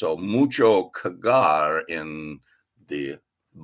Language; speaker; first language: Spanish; non-native, learner; English